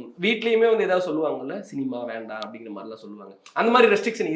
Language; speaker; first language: Tamil; native; Tamil